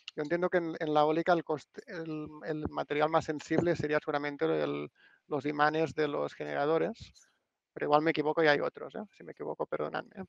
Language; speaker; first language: Spanish; non-native, local second language; Catalan